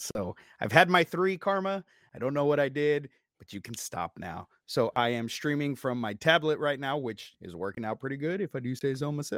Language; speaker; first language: English; native; English